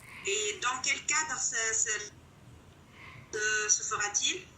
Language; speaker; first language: French; non-native, local second language; Arabic